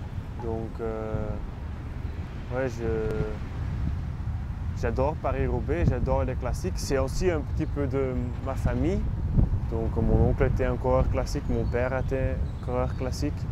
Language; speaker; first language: French; non-native, local second language; Dutch